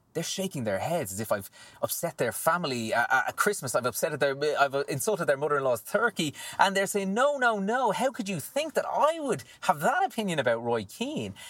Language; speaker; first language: English; native; English